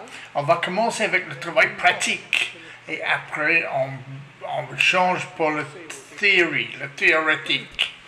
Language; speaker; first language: French; non-native, learner; English